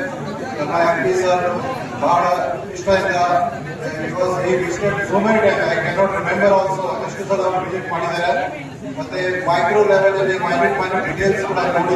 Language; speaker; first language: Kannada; non-native, learner; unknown